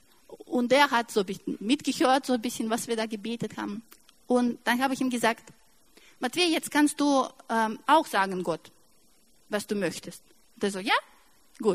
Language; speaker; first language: German; non-native, fluent; Russian